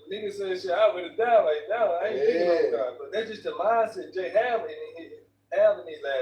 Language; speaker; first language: English; native; English